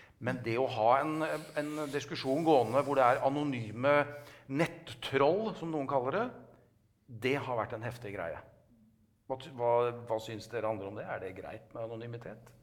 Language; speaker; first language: Norwegian; native; Norwegian